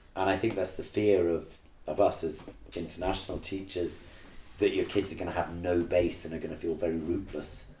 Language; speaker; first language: English; native; English